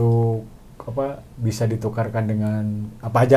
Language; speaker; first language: Indonesian; non-native, local second language; Sundanese